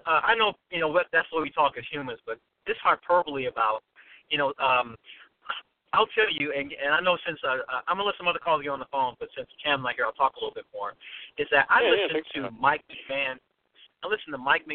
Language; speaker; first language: English; native; English